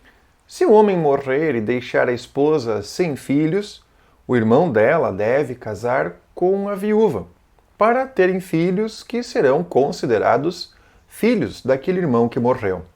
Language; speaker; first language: Portuguese; native; Portuguese